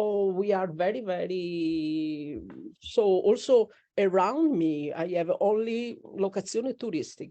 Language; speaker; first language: English; non-native, learner; Italian